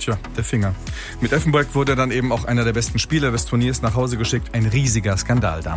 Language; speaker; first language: German; native; German